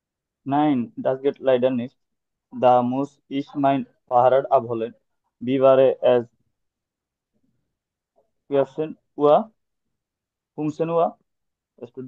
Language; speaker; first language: German; non-native, learner; Bangla